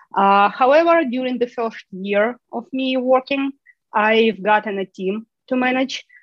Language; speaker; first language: English; non-native, fluent; Ukrainian